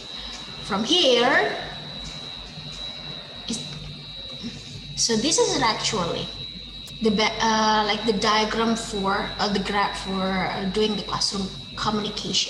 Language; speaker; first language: English; non-native, fluent; Indonesian